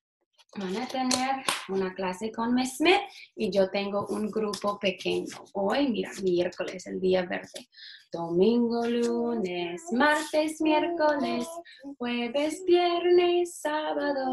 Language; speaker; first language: Spanish; non-native, fluent; English